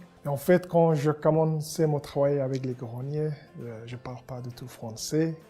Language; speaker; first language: French; non-native, learner; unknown